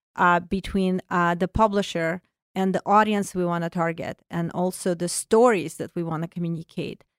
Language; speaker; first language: English; non-native, fluent; Russian